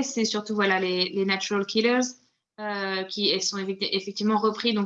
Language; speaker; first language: French; native; French